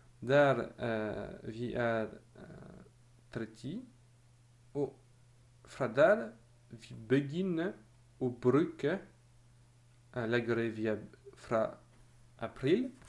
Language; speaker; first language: Norwegian; non-native, learner; French